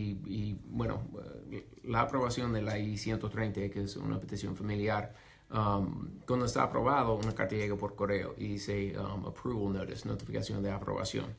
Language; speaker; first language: Spanish; non-native, fluent; English